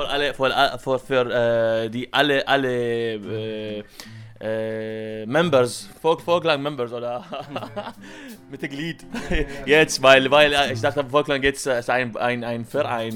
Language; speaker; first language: German; non-native, learner; Arabic